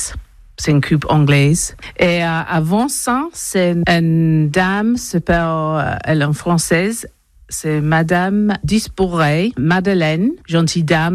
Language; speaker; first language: French; non-native, learner; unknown